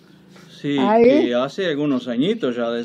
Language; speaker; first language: Spanish; native; Spanish